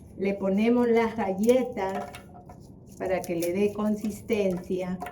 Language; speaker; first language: Spanish; native; Spanish